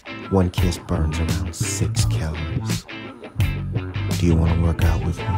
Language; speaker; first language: English; native; English